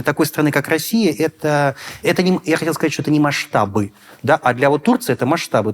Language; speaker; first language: Russian; native; Russian